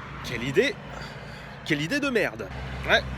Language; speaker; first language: French; native; French